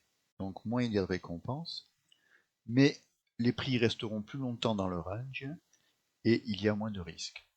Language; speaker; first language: French; native; French